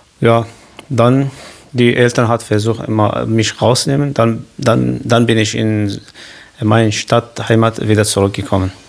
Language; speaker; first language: German; non-native, learner; Kurdish